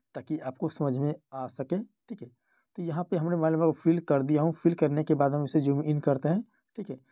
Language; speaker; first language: Hindi; native; Hindi